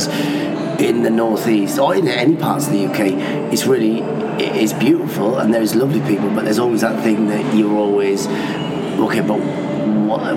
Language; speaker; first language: English; non-native, local second language; Persian